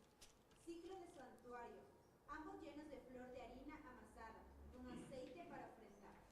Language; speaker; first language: Spanish; native; Spanish